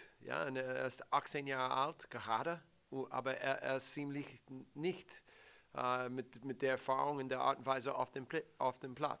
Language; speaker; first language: German; non-native, learner; English